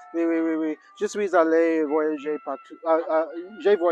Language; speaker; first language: French; non-native, learner; English